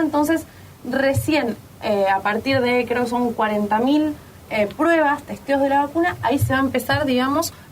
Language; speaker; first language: Spanish; native; Spanish